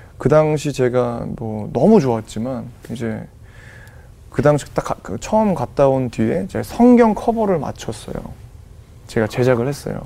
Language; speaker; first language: Korean; native; Korean